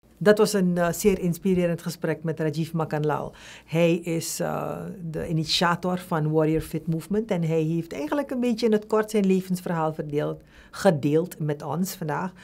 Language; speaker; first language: Dutch; native; Dutch